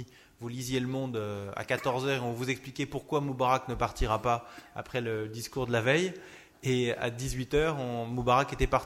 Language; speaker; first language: French; native; French